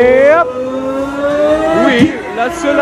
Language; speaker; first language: French; non-native, learner; Dutch